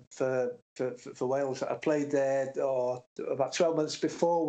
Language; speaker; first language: English; native; English